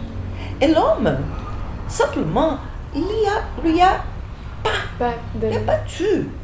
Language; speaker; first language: French; non-native, fluent; Portuguese